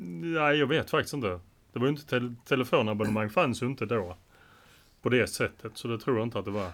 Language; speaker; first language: Swedish; native; Swedish